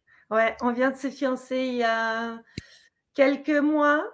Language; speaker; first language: French; non-native, fluent; Portuguese